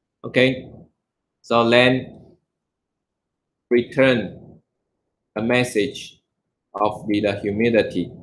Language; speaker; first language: English; non-native, learner; Chinese